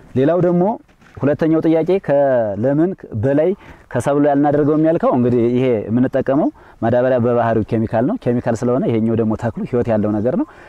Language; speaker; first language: Amharic; native; Amharic